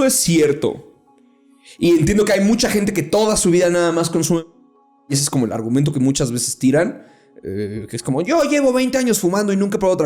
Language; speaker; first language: Spanish; native; Spanish